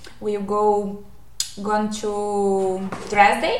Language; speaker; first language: English; non-native, learner; Portuguese